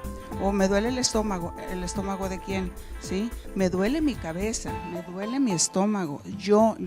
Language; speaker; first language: Spanish; native; Spanish